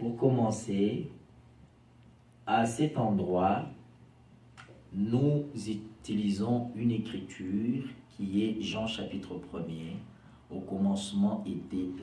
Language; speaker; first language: French; non-native, local second language; Lingala